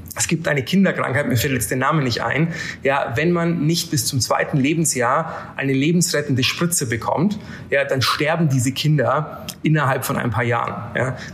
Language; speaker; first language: German; native; German